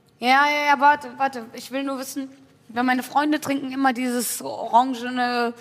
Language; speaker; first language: German; early bilingual, other home language; Tigrinya